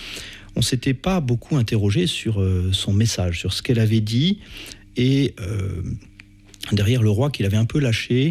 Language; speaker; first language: French; native; French